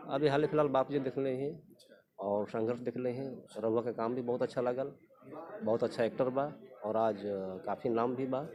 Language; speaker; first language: Bhojpuri; non-native, local second language; Hindi